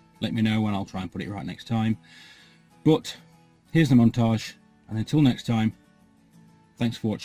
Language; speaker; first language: English; native; English